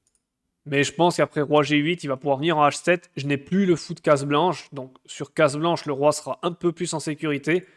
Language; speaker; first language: French; native; French